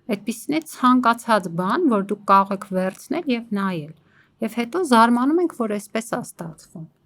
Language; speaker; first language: Armenian; native; Armenian